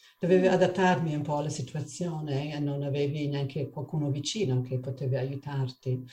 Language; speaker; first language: Italian; non-native, fluent; English